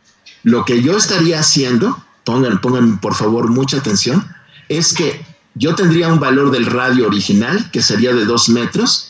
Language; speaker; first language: Spanish; native; Spanish